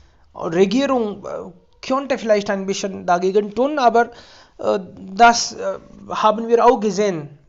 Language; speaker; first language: German; non-native, fluent; Hindi